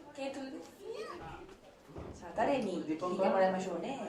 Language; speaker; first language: Japanese; non-native, fluent; Bangla